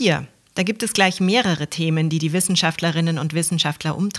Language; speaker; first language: German; native; German